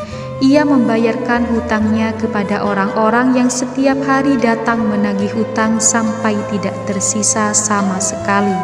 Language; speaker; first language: Indonesian; native; Indonesian